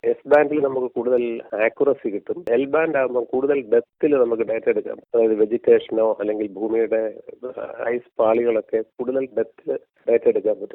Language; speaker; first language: Malayalam; native; Malayalam